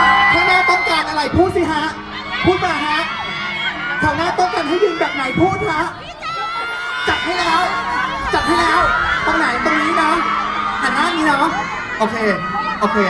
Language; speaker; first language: Thai; native; Thai